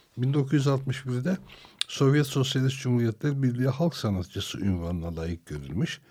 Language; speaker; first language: Turkish; non-native, local second language; Armenian